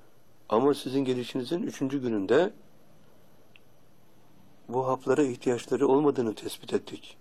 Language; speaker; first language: Turkish; native; Turkish